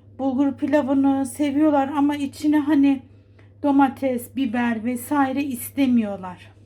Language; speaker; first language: Turkish; native; Turkish